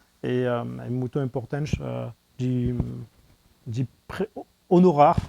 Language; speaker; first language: Portuguese; non-native, fluent; French